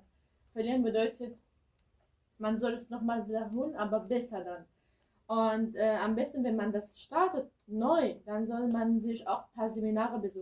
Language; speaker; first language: German; early bilingual, other home language; Kurdish